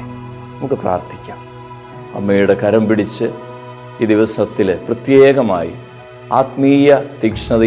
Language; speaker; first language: Malayalam; native; Malayalam